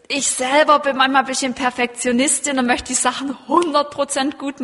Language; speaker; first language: German; native; German